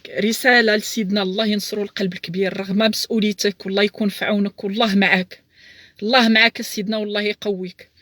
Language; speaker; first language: Arabic; native; Arabic